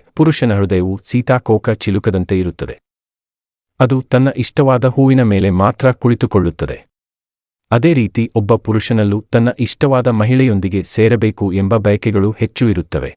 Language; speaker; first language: Kannada; native; Kannada